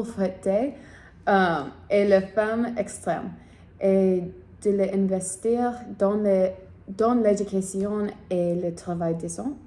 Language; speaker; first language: French; non-native, learner; English